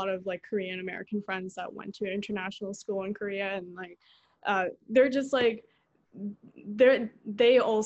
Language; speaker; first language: English; early bilingual, other home language; Korean